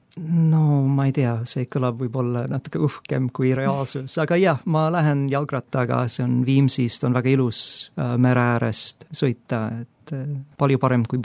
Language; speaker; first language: Estonian; non-native, fluent; English